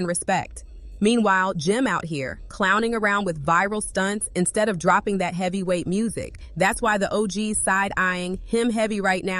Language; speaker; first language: English; native; English